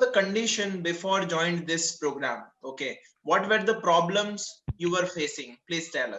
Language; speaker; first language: English; non-native, local second language; Gujarati